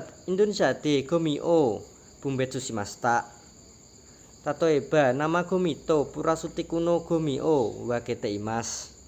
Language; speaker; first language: Japanese; non-native, learner; Indonesian